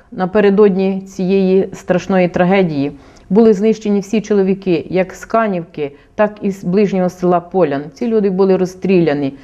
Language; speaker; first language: Ukrainian; native; Ukrainian